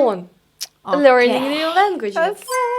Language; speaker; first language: English; non-native, fluent; Vietnamese